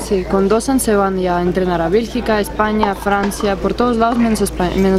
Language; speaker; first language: Spanish; non-native, fluent; Russian